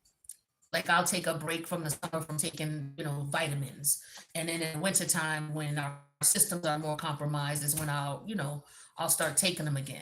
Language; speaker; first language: English; native; English